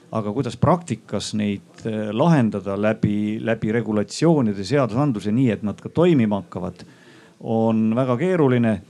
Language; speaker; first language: Estonian; native; Estonian